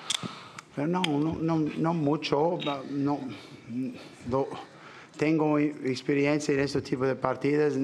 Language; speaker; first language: Italian; non-native, learner; English